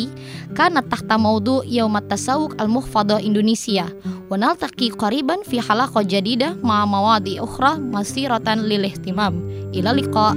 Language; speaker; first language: Arabic; non-native, fluent; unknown